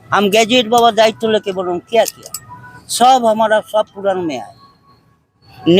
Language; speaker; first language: Hindi; non-native, local second language; Bangla